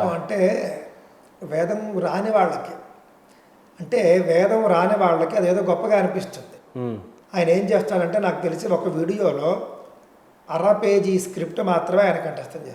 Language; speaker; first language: Telugu; native; Telugu